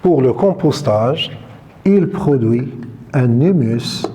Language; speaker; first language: French; non-native, local second language; Arabic